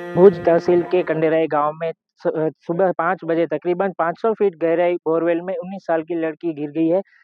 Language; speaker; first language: Hindi; non-native, local second language; Gujarati